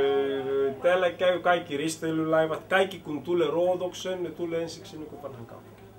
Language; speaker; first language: Finnish; early bilingual, heritage; Finnish